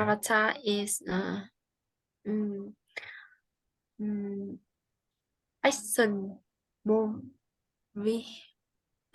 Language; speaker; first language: English; non-native, learner; Vietnamese